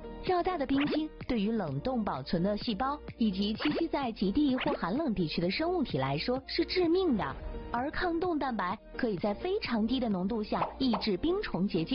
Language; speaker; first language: Chinese; native; Chinese